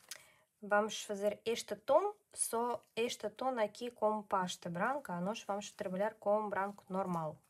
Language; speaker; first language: Portuguese; non-native, learner; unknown